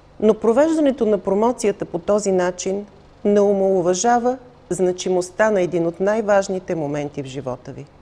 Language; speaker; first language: Bulgarian; native; Bulgarian